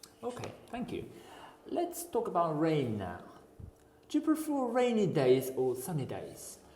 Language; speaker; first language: English; non-native, fluent; Uzbek